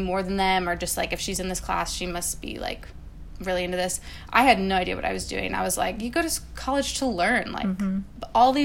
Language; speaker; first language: English; native; English